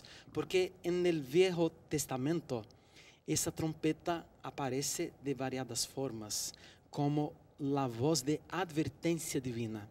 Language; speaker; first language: Spanish; non-native, fluent; Portuguese